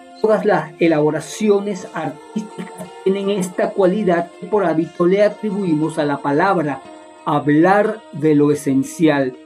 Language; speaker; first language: Spanish; native; Spanish